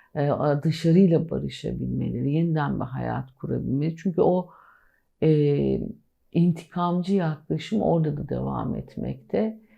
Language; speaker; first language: Turkish; native; Turkish